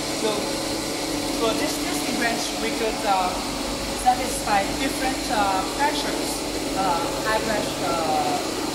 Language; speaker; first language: English; non-native, learner; Chinese